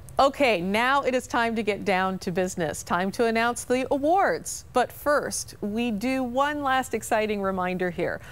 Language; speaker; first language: English; native; English